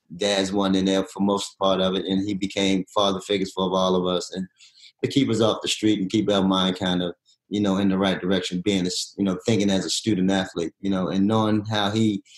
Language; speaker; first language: English; native; English